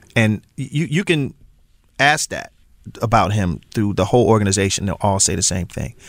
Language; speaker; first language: English; native; English